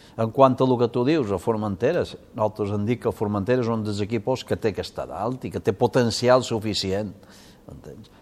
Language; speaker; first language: Catalan; non-native, local second language; Spanish